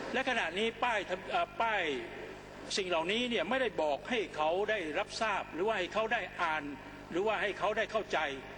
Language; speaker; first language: Thai; non-native, local second language; Pattani Malay